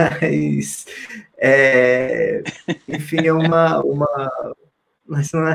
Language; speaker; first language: Portuguese; native; Portuguese